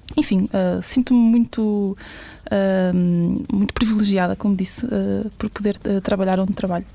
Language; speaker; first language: Portuguese; early bilingual, other home language; English